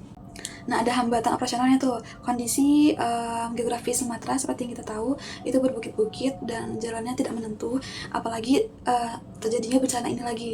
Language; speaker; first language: Indonesian; native; Indonesian